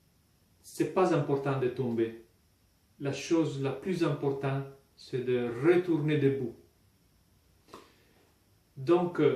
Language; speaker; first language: French; non-native, fluent; Italian